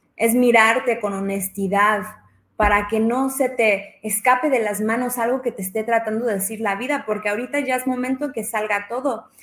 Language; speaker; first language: Spanish; early bilingual, heritage; Spanish